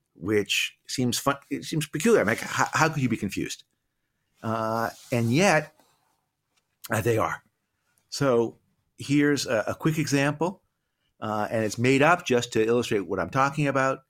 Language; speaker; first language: English; native; English